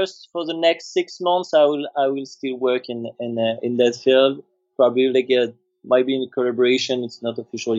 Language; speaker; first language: English; non-native, fluent; French